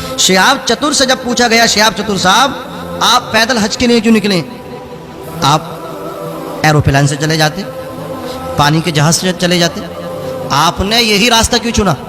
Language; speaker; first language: Urdu; native; Urdu